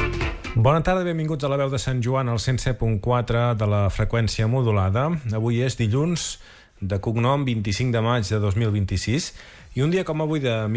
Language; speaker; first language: Catalan; native; Catalan